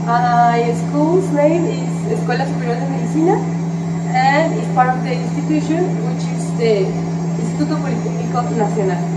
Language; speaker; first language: English; non-native, fluent; Spanish